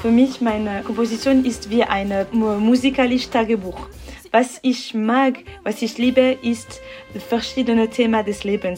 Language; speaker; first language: German; non-native, learner; French